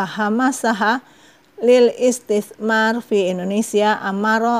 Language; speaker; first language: Arabic; non-native, learner; Indonesian